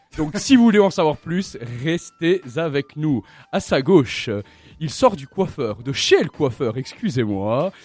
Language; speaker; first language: French; native; French